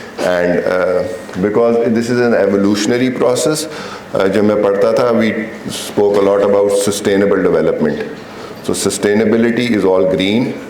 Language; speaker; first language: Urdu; native; Urdu